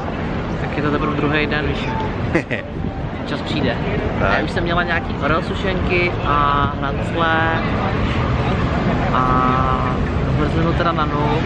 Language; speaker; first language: Czech; native; Czech